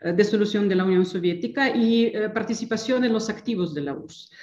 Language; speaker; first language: Spanish; non-native, fluent; Ukrainian